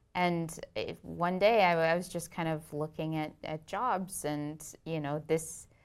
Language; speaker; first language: English; native; English